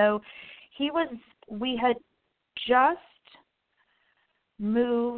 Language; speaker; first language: English; native; English